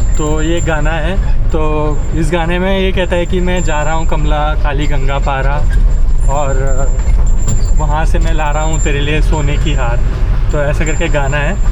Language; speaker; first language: Hindi; non-native, local second language; Kannada